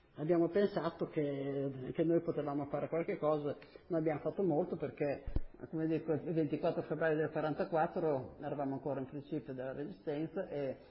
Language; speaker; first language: Italian; native; Italian